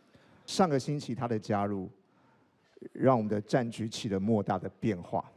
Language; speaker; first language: Chinese; native; Chinese